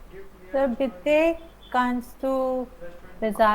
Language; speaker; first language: German; non-native, learner; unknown